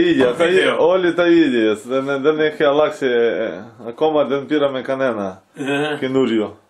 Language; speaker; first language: Greek; non-native, fluent; Ukrainian